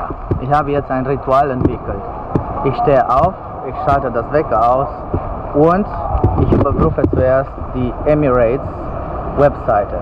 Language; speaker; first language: German; non-native, fluent; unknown